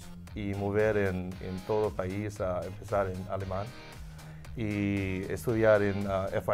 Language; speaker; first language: Spanish; non-native, learner; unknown